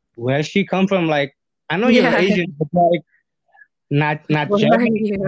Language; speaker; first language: English; non-native, fluent; Indonesian